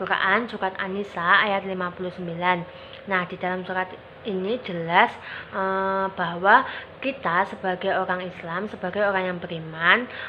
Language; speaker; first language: Indonesian; native; Indonesian